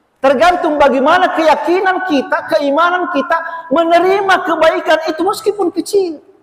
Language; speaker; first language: Malay; non-native, local second language; Buginese